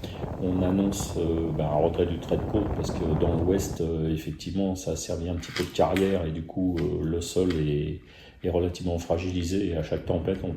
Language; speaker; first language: French; native; French